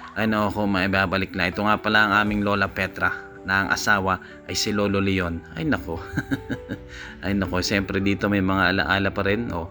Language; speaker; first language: Filipino; native; Filipino